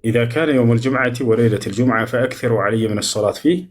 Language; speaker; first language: Arabic; non-native, fluent; Amharic